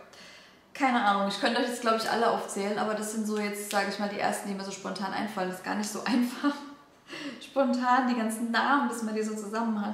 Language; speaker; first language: German; native; German